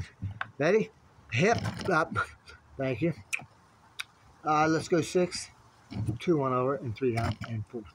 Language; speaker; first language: English; native; English